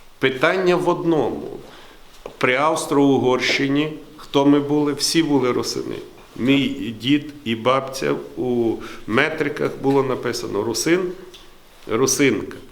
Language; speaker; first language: Ukrainian; native; Ukrainian